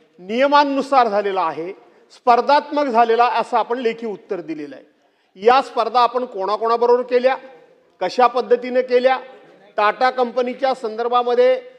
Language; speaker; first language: Marathi; native; Marathi